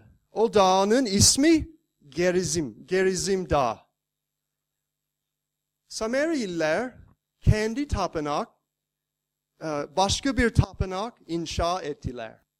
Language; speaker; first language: Turkish; non-native, fluent; English